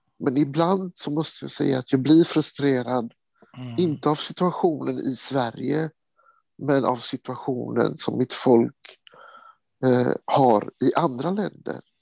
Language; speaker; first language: Swedish; early bilingual, other home language; Romany